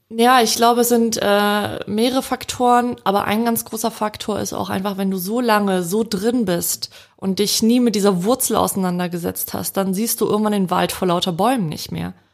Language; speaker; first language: German; early bilingual, other home language; Polish